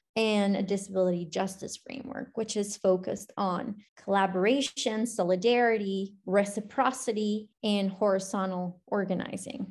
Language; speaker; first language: English; non-native, fluent; Spanish